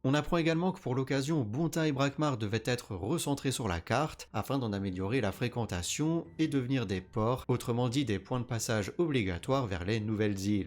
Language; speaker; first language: French; native; French